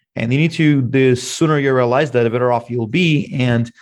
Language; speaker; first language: English; non-native, fluent; Russian